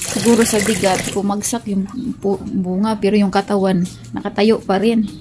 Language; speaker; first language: Filipino; native; Filipino